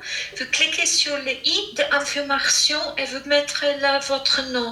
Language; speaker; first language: French; non-native, fluent; English